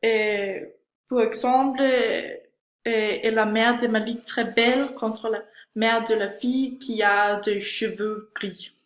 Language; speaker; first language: French; non-native, learner; Danish